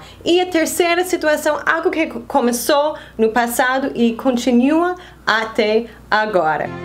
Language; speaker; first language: Portuguese; non-native, fluent; English